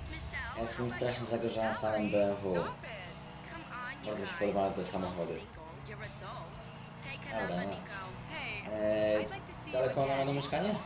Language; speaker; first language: Polish; native; Polish